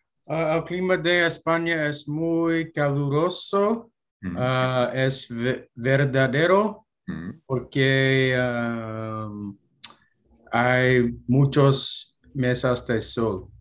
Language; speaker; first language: Spanish; non-native, learner; English